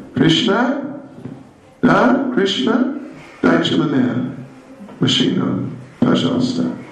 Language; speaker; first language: Russian; non-native, learner; English